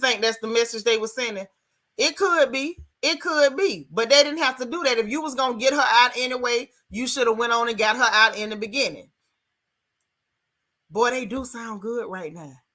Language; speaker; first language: English; native; English